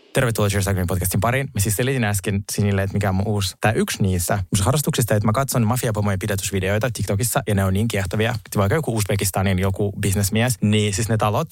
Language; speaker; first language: Finnish; non-native, fluent; Russian